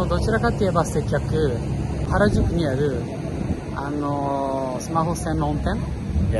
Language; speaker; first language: Japanese; non-native, fluent; Portuguese